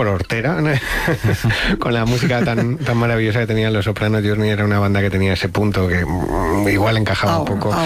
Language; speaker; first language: Spanish; native; Spanish